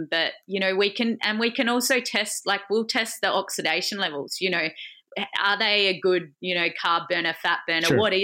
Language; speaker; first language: English; native; English